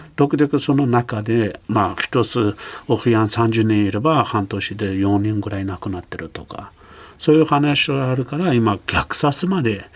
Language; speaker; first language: Japanese; non-native, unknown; Uyghur